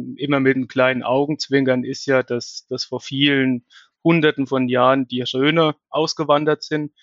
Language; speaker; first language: German; native; German